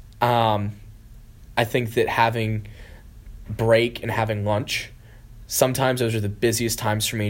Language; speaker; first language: English; native; English